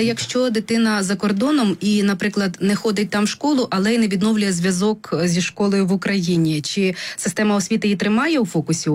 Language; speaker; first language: Ukrainian; native; Ukrainian